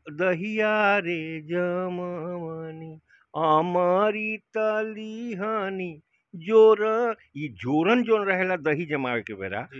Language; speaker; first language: Hindi; native; Hindi